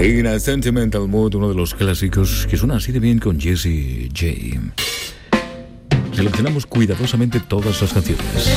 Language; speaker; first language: Spanish; native; Spanish